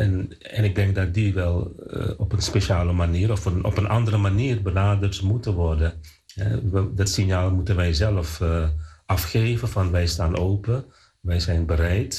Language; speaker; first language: Dutch; non-native, fluent; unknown